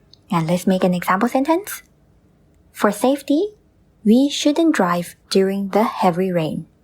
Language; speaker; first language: English; non-native, fluent; Thai